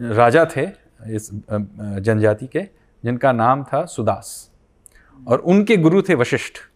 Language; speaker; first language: Hindi; non-native, local second language; Bangla